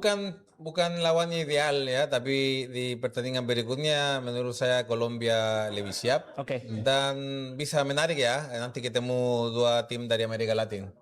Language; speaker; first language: Indonesian; non-native, fluent; Spanish